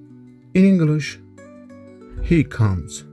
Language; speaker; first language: English; non-native, fluent; Kurdish